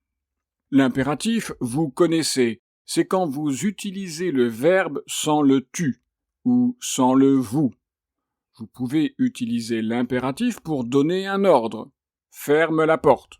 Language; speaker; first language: French; native; French